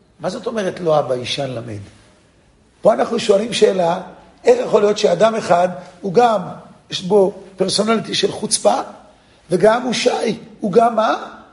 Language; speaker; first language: Hebrew; non-native, fluent; English